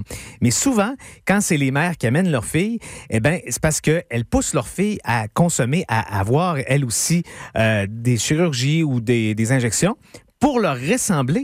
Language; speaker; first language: French; native; French